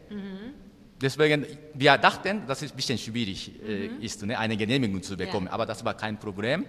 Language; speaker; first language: German; non-native, learner; Japanese